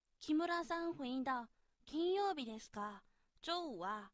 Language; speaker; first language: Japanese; non-native, fluent; Chinese